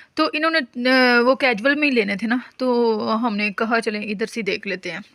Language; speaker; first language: Urdu; non-native, local second language; Punjabi